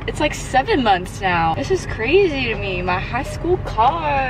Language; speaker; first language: English; native; English